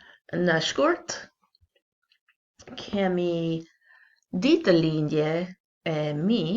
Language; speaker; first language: Albanian; non-native, learner; English